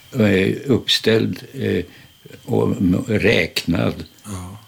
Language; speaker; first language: Swedish; early bilingual, other home language; German